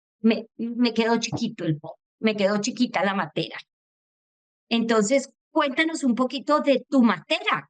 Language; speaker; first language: Spanish; native; Spanish